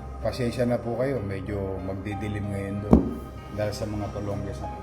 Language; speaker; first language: Filipino; native; Filipino